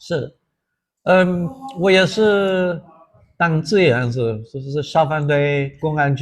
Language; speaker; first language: Chinese; non-native, fluent; English